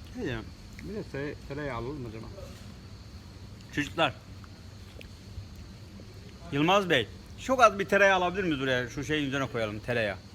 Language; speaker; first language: Turkish; native; Turkish